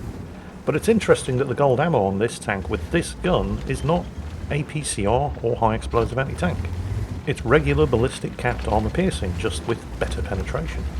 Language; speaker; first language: English; native; English